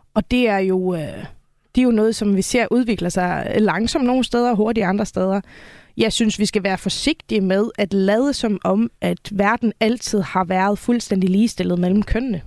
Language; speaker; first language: Danish; non-native, local second language; Faroese